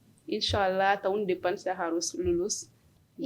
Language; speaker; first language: Indonesian; non-native, learner; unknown